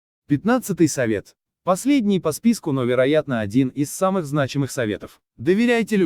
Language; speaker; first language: Russian; native; Russian